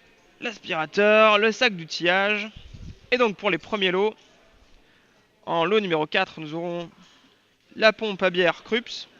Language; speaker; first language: French; native; French